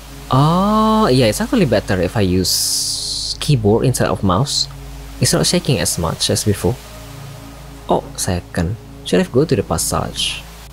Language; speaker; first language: English; non-native, fluent; Indonesian